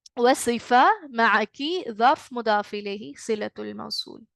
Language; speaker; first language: Arabic; non-native, fluent; Malayalam